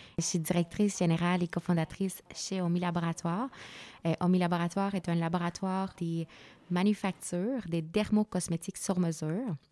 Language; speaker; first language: French; non-native, fluent; Spanish